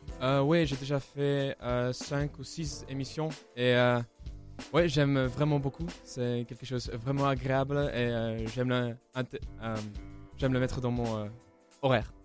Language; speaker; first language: French; non-native, local second language; Dutch